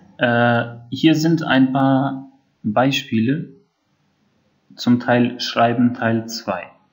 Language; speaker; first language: German; non-native, fluent; Albanian